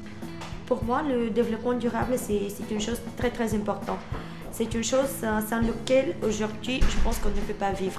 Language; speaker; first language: French; non-native, fluent; Bulgarian